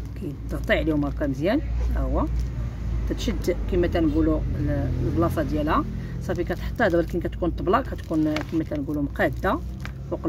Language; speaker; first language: Arabic; native; Arabic